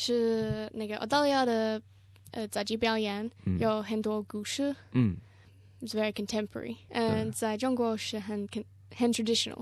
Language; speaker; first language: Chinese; non-native, learner; English